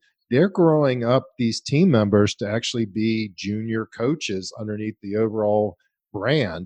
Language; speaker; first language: English; native; English